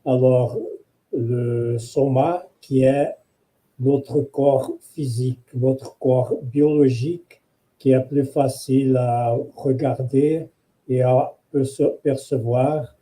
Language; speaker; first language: French; non-native, fluent; Portuguese